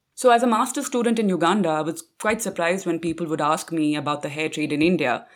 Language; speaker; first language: English; non-native, local second language; Punjabi